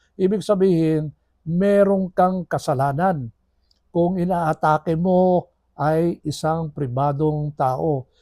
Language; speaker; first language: Filipino; non-native, local second language; Iloko